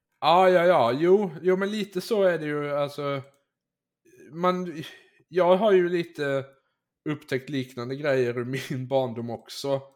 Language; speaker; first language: Swedish; native; Swedish